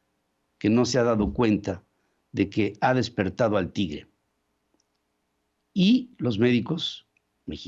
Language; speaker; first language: Spanish; native; Spanish